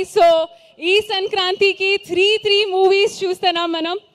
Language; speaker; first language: Telugu; non-native, learner; Hindi